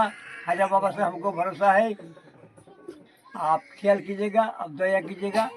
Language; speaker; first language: Hindi; non-native, local second language; Bangla